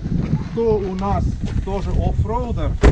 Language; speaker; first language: Russian; non-native, learner; Estonian